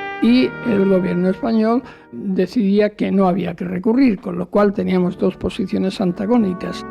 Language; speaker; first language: Spanish; native; Spanish